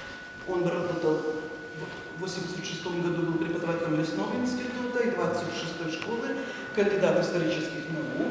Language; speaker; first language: Russian; native; Russian